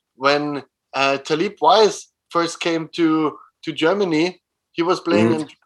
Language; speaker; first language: English; non-native, fluent; German